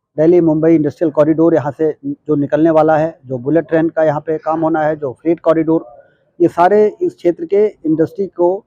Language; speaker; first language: Hindi; native; Hindi